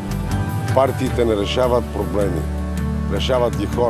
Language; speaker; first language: Bulgarian; native; Bulgarian